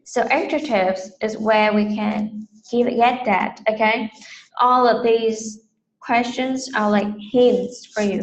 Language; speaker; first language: English; non-native, fluent; Vietnamese